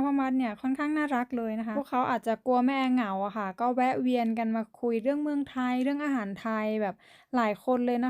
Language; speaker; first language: Thai; native; Thai